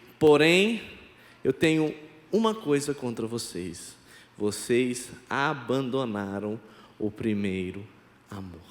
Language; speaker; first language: Portuguese; non-native, local second language; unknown